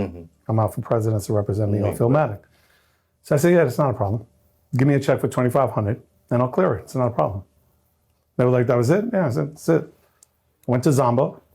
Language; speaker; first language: English; native; English